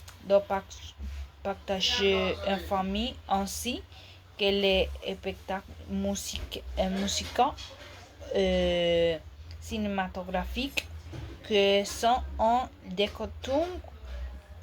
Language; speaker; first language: French; non-native, learner; Spanish